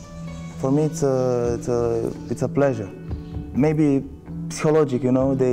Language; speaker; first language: English; non-native, fluent; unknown